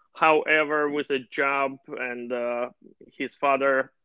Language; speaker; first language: English; non-native, fluent; Russian